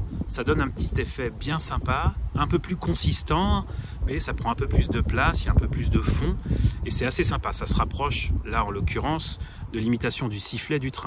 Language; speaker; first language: French; native; French